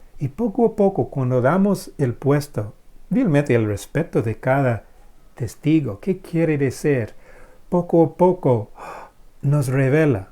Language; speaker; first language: Spanish; non-native, fluent; English